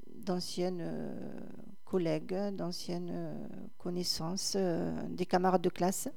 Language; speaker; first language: French; native; French